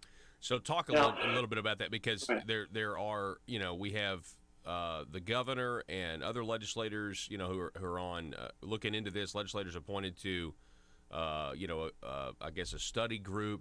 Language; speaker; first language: English; native; English